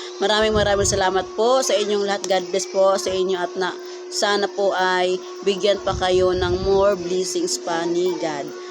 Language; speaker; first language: Filipino; non-native, local second language; Cebuano